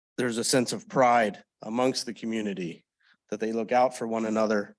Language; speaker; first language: English; native; English